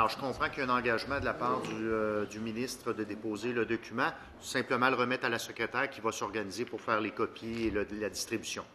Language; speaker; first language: French; native; French